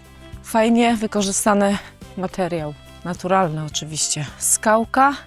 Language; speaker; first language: Polish; native; Polish